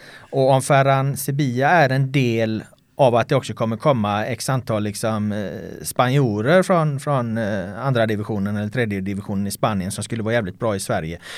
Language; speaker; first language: Swedish; native; Swedish